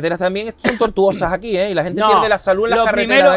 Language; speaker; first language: Spanish; native; Spanish